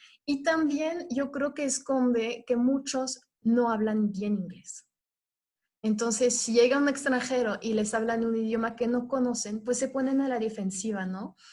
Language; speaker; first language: Spanish; non-native, fluent; French